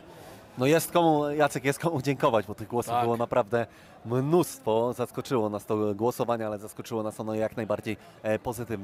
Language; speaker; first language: Polish; native; Polish